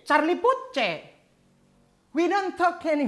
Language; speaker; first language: English; non-native, learner; Indonesian